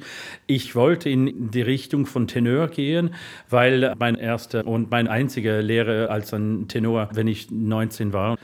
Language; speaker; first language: German; non-native, fluent; English